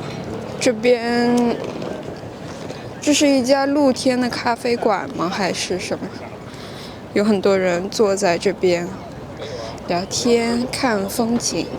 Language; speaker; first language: Chinese; non-native, fluent; French